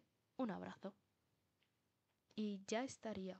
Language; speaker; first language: Spanish; non-native, fluent; Bangla